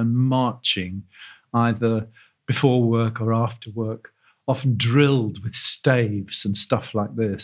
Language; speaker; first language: English; native; English